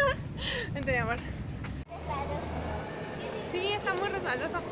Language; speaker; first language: Spanish; native; Spanish